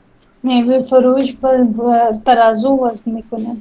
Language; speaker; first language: Persian; non-native, learner; Urdu